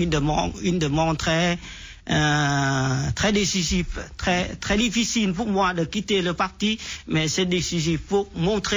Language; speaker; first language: French; non-native, fluent; Vietnamese